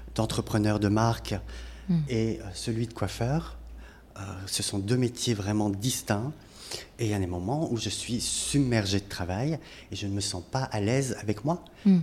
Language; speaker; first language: French; native; French